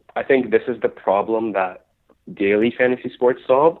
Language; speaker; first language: English; native; English